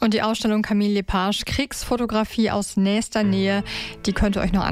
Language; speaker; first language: German; native; German